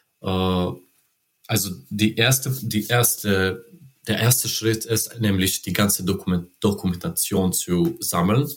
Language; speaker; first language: German; non-native, learner; Serbian